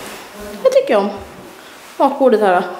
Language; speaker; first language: Swedish; native; Swedish